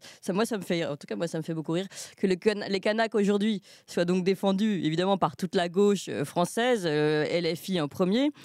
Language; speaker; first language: French; native; French